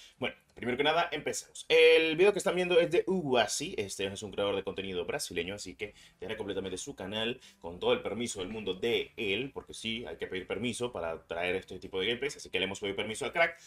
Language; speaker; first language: Spanish; native; Spanish